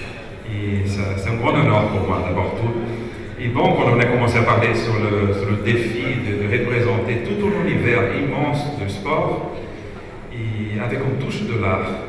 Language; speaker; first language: French; non-native, fluent; Spanish